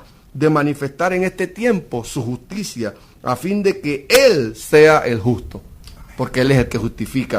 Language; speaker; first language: Spanish; native; Spanish